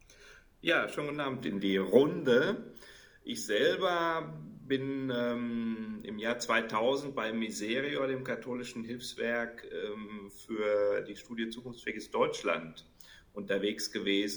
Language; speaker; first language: German; native; German